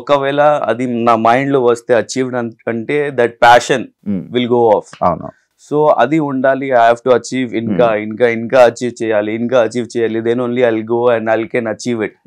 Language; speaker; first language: Telugu; non-native, learner; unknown